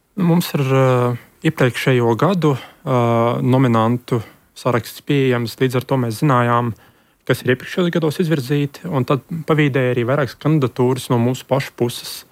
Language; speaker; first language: Latvian; native; Latvian